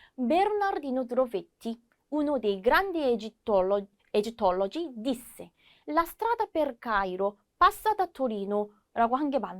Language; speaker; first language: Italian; non-native, fluent; Korean